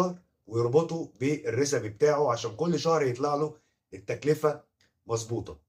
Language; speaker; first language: Arabic; native; Arabic